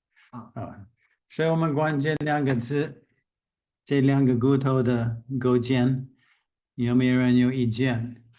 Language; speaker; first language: Chinese; non-native, fluent; English